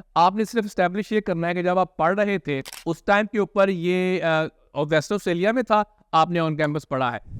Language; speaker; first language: Urdu; non-native, local second language; Punjabi